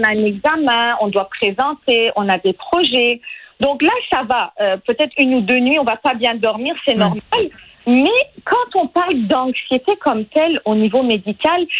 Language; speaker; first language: French; non-native, fluent; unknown